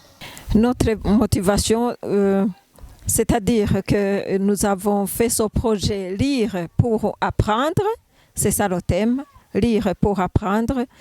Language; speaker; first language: French; non-native, local second language; Rundi